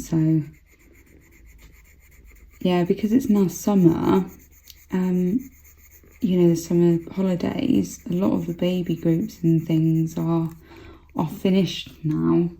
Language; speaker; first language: English; native; English